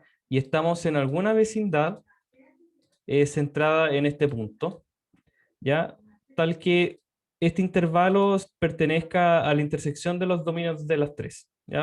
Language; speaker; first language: Spanish; native; Spanish